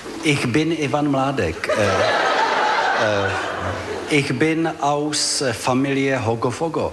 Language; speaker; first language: German; non-native, learner; Czech